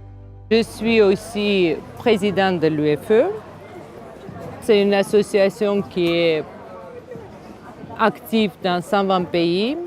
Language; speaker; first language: French; non-native, fluent; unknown